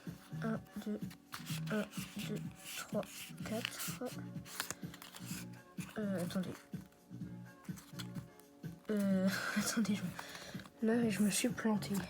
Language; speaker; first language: French; native; French